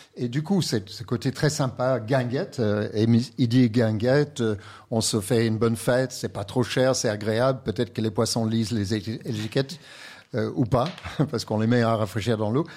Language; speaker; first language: French; native; French